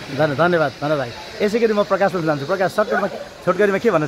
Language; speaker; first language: Nepali; native; Nepali